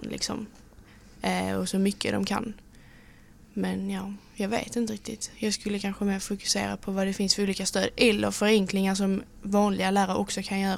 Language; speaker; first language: Swedish; native; Swedish